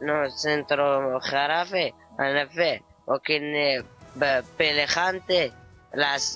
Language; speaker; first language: Spanish; non-native, learner; Arabic